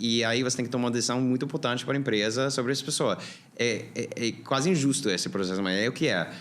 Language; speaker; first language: Portuguese; non-native, fluent; English